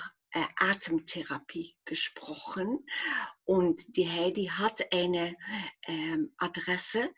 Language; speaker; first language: German; non-native, fluent; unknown